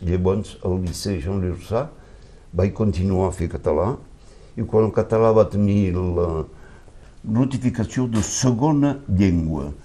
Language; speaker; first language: Catalan; early bilingual, heritage; Catalan